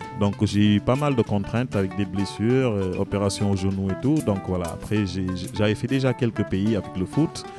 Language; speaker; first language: French; non-native, local second language; Wolof